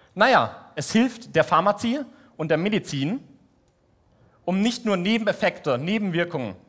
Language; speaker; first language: German; native; German